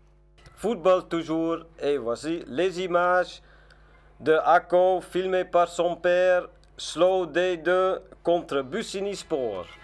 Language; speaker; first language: French; non-native, learner; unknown